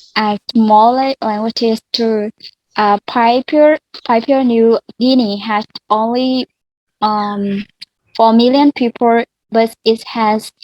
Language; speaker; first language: English; non-native, learner; Vietnamese